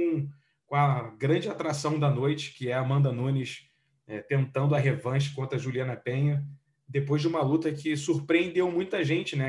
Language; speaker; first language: Portuguese; native; Portuguese